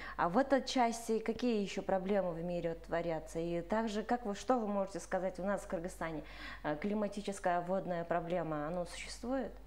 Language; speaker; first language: Russian; non-native, local second language; Kyrgyz